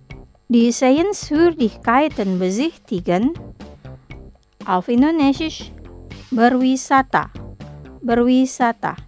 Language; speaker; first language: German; non-native, fluent; Indonesian